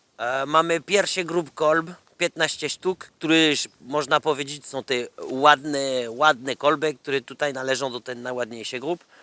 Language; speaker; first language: Polish; non-native, learner; French